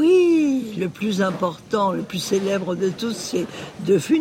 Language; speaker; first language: French; native; French